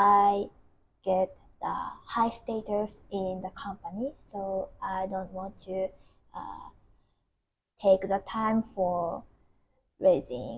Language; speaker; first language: English; non-native, learner; Japanese